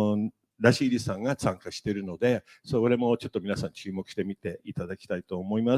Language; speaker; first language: Japanese; native; Japanese